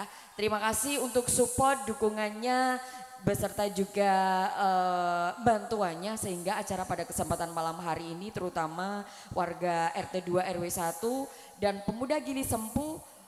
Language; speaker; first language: Indonesian; non-native, local second language; Javanese